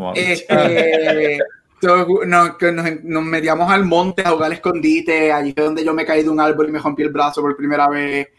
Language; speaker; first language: Spanish; native; Spanish